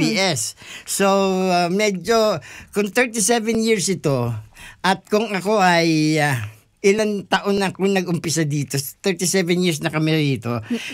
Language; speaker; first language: Filipino; non-native, local second language; Bikol